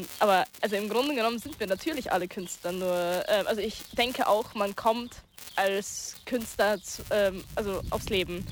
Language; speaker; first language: German; early bilingual, other home language; Russian